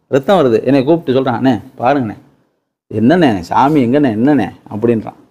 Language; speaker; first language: Tamil; native; Tamil